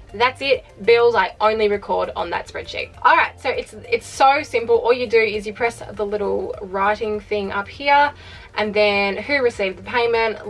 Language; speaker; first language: English; native; English